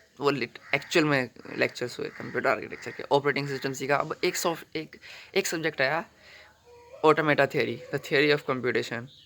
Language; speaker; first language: Hindi; native; Hindi